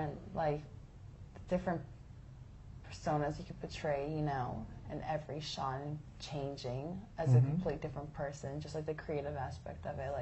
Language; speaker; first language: English; native; English